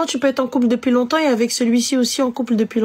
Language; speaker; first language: French; native; French